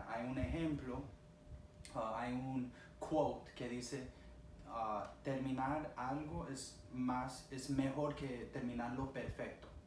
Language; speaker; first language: Spanish; early bilingual, other home language; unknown